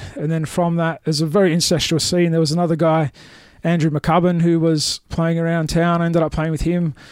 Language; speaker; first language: English; native; English